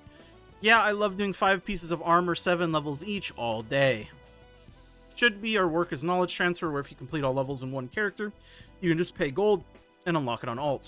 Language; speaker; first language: English; native; English